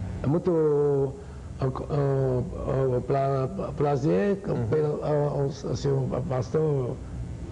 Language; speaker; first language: Portuguese; non-native, learner; Chinese